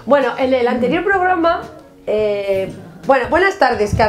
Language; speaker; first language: Spanish; native; Spanish